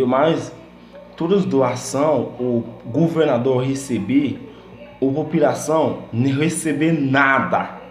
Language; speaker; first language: Portuguese; non-native, learner; Haitian Creole